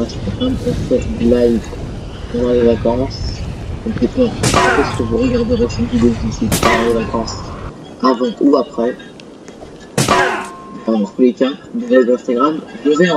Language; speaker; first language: French; native; French